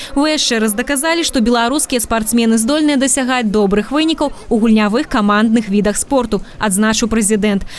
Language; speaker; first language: Belarusian; native; Belarusian